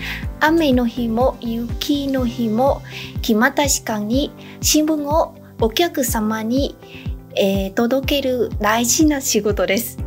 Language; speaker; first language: Japanese; non-native, learner; Vietnamese